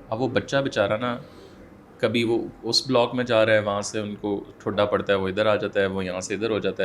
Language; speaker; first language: Urdu; native; Urdu